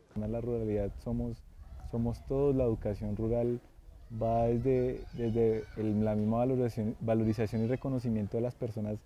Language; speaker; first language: Spanish; native; Spanish